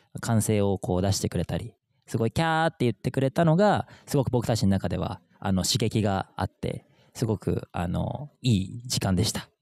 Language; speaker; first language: Japanese; native; Japanese